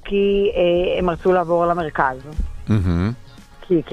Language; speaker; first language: Hebrew; native; Hebrew